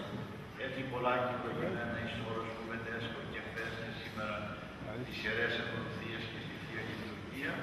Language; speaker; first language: Greek; native; Greek